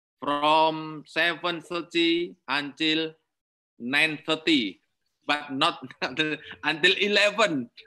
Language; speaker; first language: English; non-native, learner; Indonesian